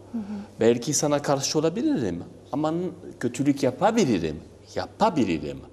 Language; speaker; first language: Turkish; non-native, learner; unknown